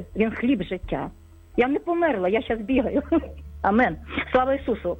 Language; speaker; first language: Ukrainian; non-native, local second language; Russian